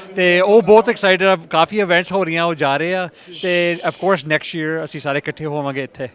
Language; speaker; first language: Punjabi; early bilingual, heritage; Punjabi